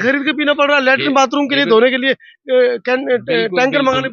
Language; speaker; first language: Hindi; native; Hindi